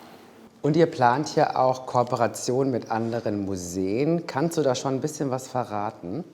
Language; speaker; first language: German; native; German